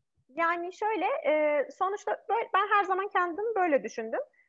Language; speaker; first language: Turkish; non-native, fluent; Persian